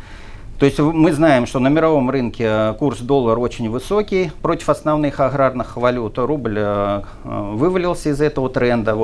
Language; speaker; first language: Russian; native; Russian